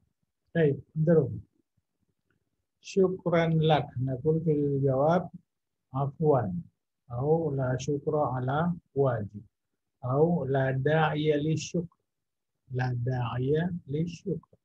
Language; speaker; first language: Arabic; non-native, fluent; Indonesian